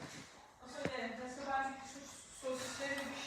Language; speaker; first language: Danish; early bilingual, other home language; Turkish